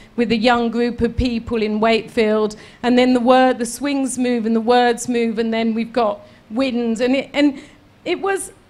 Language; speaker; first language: English; native; English